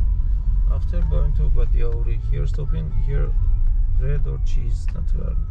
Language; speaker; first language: English; non-native, learner; Georgian